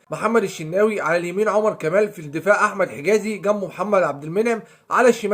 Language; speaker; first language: Arabic; native; Arabic